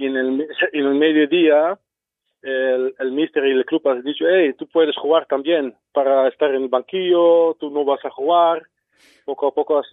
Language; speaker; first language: Spanish; non-native, fluent; Dutch